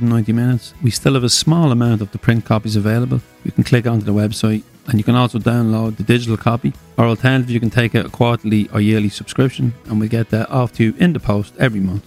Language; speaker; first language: English; native; English